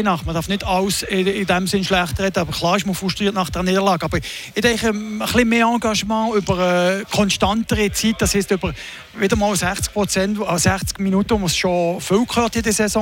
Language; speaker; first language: German; native; German